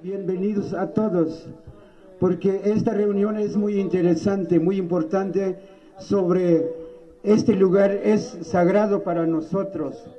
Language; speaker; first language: Spanish; non-native, local second language; Tzeltal